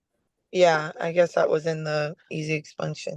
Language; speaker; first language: English; native; English